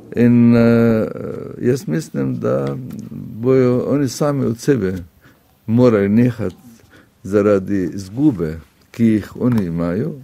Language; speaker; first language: Slovenian; non-native, fluent; Arabic